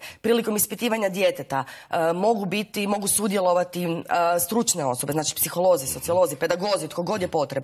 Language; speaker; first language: Croatian; native; Croatian